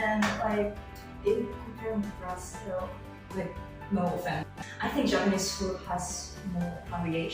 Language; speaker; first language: English; non-native, fluent; Portuguese